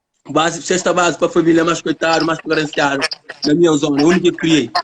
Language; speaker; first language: Portuguese; non-native, learner; Kabuverdianu